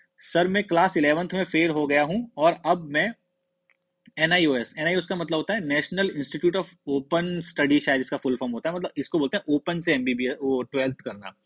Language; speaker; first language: Hindi; native; Hindi